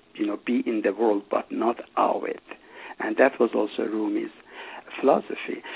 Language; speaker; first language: English; non-native, fluent; Persian